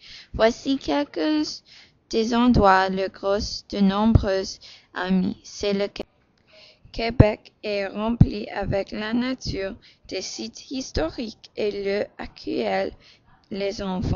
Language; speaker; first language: French; non-native, learner; English